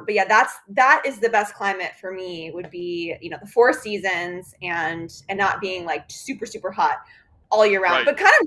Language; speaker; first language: English; native; English